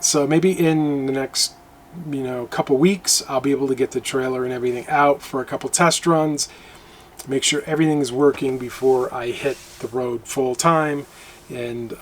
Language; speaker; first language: English; native; English